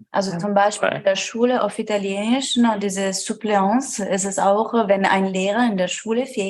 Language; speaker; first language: German; non-native, fluent; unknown